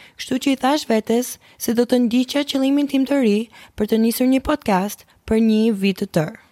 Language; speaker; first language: Albanian; early bilingual, heritage; Albanian